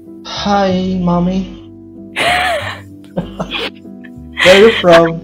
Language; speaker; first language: English; non-native, learner; Indonesian